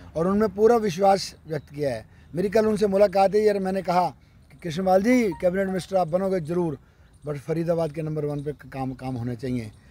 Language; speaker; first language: Hindi; native; Hindi